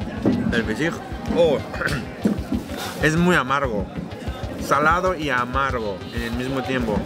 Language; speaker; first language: Spanish; non-native, fluent; Arabic